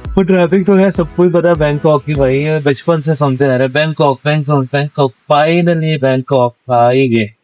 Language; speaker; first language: Urdu; native; Urdu